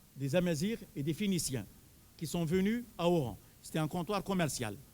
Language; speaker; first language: French; non-native, local second language; Arabic